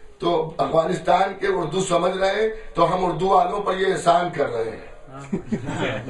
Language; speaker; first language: Urdu; native; Urdu